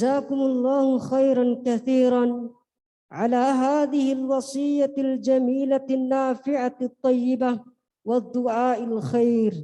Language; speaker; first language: Arabic; non-native, fluent; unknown